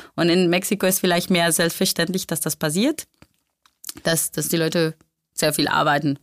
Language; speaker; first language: German; non-native, fluent; Spanish